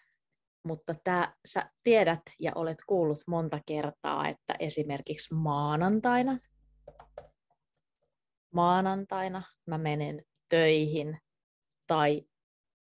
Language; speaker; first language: Finnish; native; Finnish